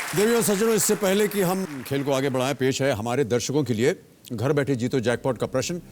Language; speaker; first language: Hindi; native; Hindi